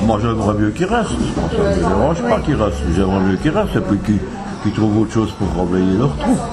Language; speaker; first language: French; native; French